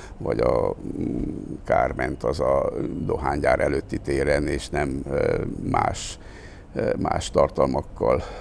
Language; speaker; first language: Hungarian; native; Hungarian